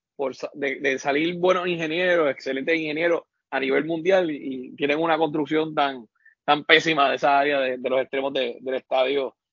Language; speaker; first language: Spanish; native; Spanish